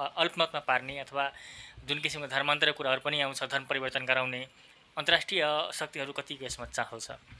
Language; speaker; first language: Nepali; non-native, local second language; Maithili